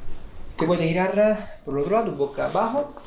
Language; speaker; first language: Spanish; non-native, fluent; Italian